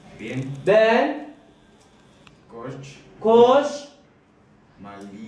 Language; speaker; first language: Turkish; non-native, learner; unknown